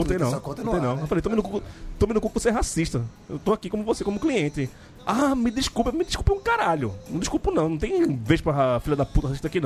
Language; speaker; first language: Portuguese; native; Portuguese